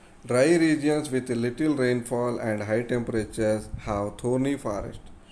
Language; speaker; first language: English; non-native, local second language; Telugu